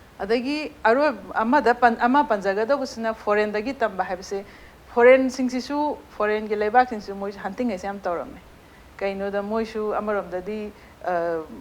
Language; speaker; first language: Manipuri; native; Manipuri